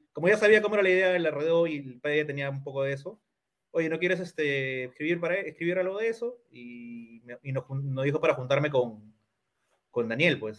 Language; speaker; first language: Spanish; native; Spanish